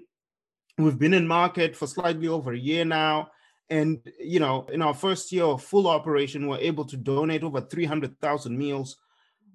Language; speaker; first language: English; non-native, local second language; Shona